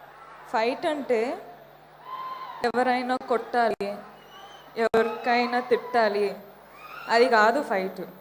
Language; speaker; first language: Telugu; non-native, fluent; Kodava